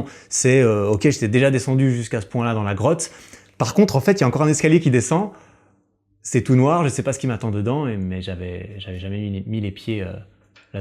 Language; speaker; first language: French; native; French